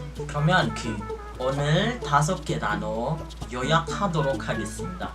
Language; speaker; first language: Korean; non-native, fluent; Filipino